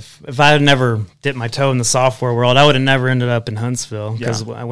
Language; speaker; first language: English; native; English